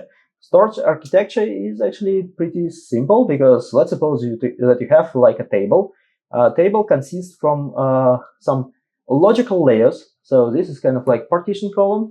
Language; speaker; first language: English; non-native, fluent; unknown